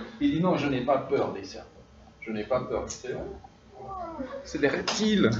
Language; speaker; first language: French; non-native, fluent; English